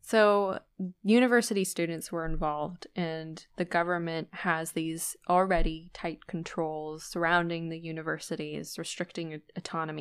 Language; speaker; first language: English; native; English